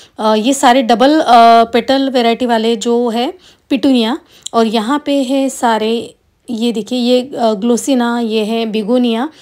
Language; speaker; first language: Hindi; non-native, local second language; Marathi